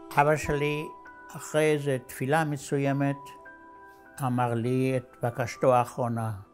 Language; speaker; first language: Hebrew; non-native, fluent; German